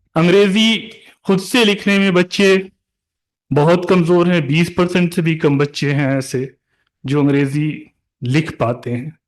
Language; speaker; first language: Urdu; native; Urdu